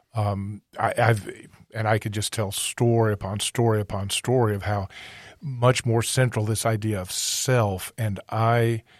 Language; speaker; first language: English; native; English